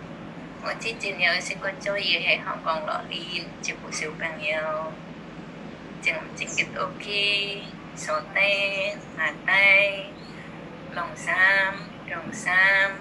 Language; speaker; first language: Cantonese; non-native, learner; Indonesian